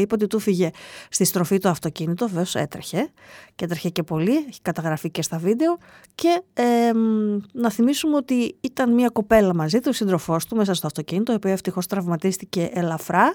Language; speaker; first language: Greek; native; Greek